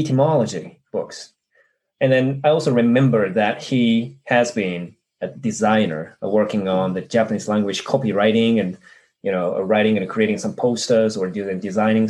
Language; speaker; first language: English; non-native, fluent; Japanese